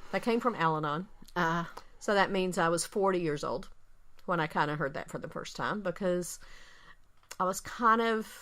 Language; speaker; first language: English; native; English